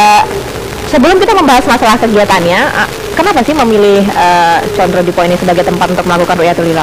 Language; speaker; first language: Indonesian; native; Indonesian